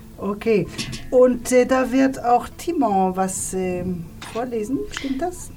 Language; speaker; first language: German; non-native, fluent; Spanish